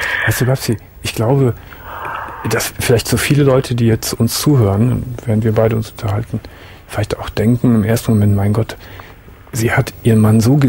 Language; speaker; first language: German; native; German